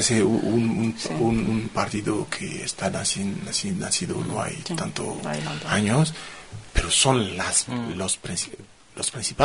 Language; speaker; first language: Spanish; non-native, fluent; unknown